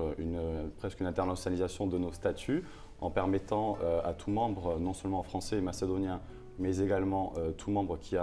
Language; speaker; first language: French; native; French